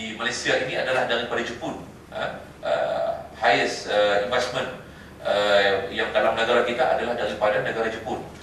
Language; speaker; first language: Malay; native; Malay